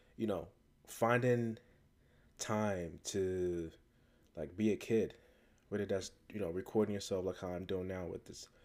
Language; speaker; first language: English; native; English